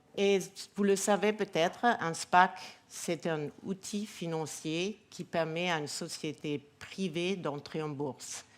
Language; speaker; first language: French; non-native, fluent; German